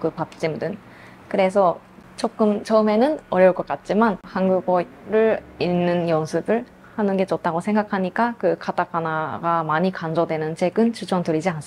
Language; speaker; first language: Korean; non-native, fluent; Japanese